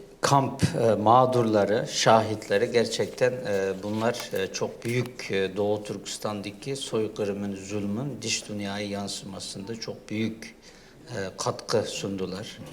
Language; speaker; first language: Turkish; non-native, fluent; Uyghur